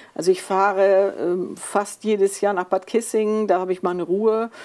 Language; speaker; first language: German; native; German